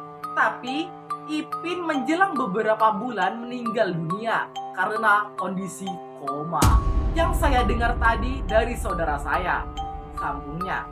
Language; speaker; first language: Indonesian; native; Indonesian